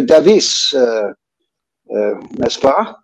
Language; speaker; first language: French; non-native, learner; English